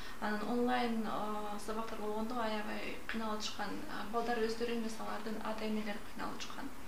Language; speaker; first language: Kyrgyz; non-native, local second language; Russian